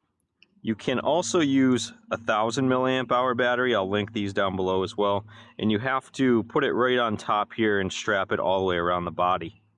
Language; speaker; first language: English; native; English